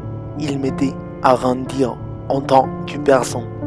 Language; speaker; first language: French; non-native, learner; Spanish